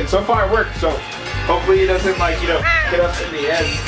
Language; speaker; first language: English; native; English